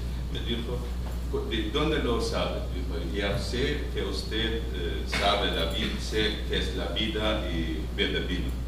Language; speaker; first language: Spanish; non-native, fluent; Arabic